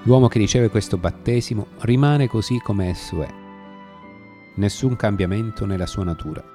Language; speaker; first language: Italian; native; Italian